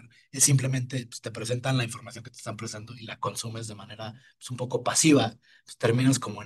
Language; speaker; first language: Spanish; native; Spanish